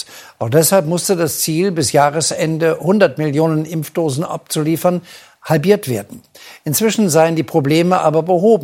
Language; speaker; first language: German; native; German